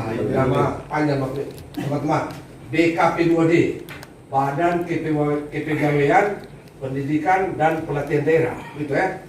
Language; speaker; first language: Indonesian; native; Indonesian